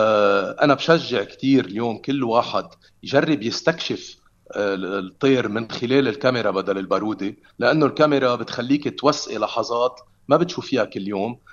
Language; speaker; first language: Arabic; native; Arabic